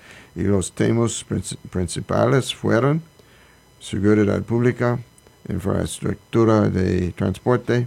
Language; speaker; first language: Spanish; non-native, learner; English